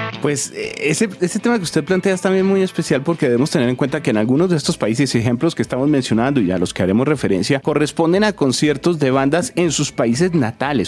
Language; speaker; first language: Spanish; native; Spanish